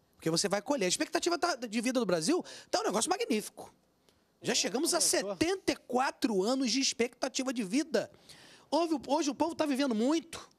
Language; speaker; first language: Portuguese; native; Portuguese